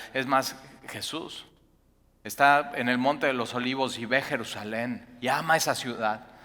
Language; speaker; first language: Spanish; native; Spanish